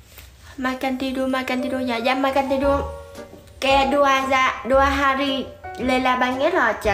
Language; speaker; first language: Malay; non-native, learner; Vietnamese